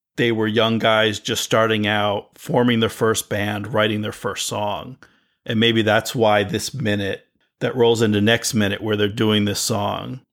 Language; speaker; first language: English; native; English